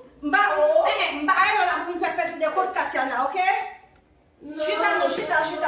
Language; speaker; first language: Portuguese; non-native, learner; Haitian Creole